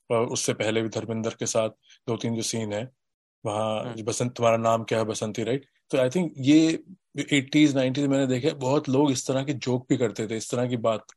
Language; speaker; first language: Hindi; native; Hindi